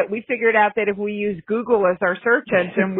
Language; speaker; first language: English; native; English